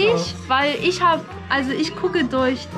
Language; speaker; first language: German; native; German